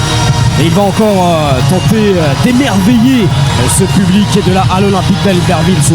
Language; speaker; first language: French; native; French